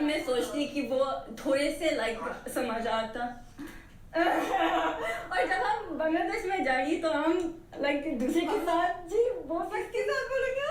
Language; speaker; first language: Hindi; non-native, learner; English